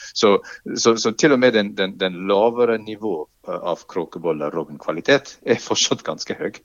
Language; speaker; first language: Norwegian; non-native, fluent; English